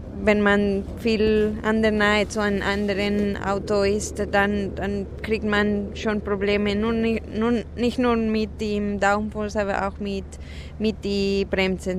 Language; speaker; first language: German; non-native, fluent; Spanish